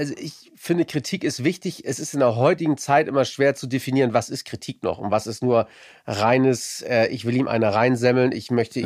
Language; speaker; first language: German; native; German